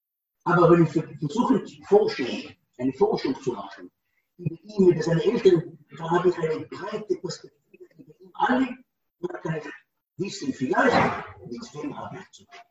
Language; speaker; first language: German; non-native, learner; Hebrew